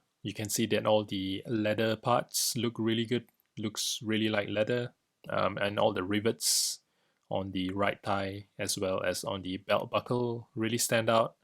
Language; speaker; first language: English; native; English